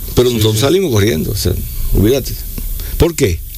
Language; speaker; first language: Spanish; native; Spanish